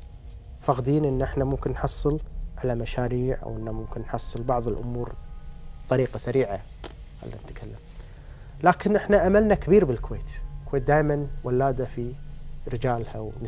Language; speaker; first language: Arabic; native; Arabic